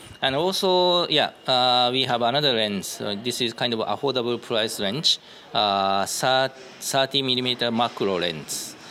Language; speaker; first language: English; non-native, learner; Japanese